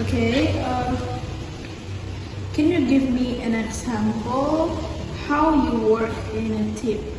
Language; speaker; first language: English; non-native, learner; Indonesian